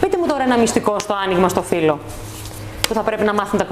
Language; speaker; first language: Greek; native; Greek